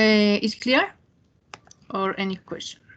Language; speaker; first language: English; non-native, fluent; Spanish